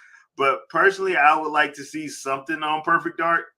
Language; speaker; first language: English; native; English